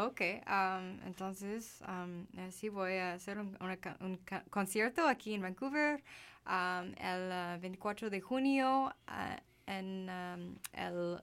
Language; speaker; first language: Spanish; non-native, learner; English